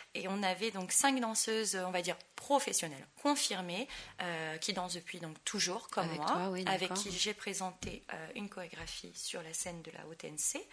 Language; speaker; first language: French; native; French